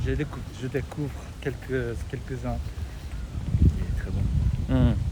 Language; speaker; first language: French; non-native, learner; Japanese